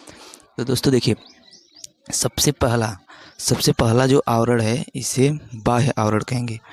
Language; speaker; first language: Hindi; native; Hindi